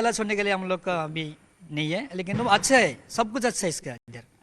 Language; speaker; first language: Hindi; non-native, local second language; Bangla